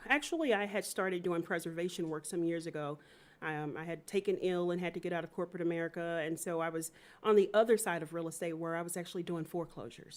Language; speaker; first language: English; native; English